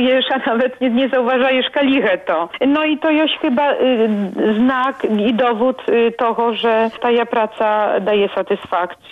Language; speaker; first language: Polish; non-native, local second language; Belarusian